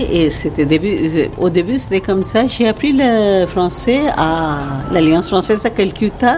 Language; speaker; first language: French; non-native, fluent; Bangla